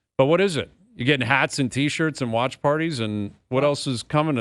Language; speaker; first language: English; native; English